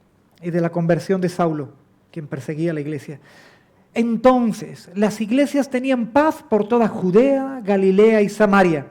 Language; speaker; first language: Spanish; native; Spanish